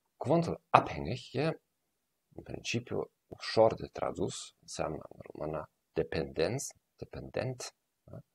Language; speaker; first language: Romanian; non-native, fluent; German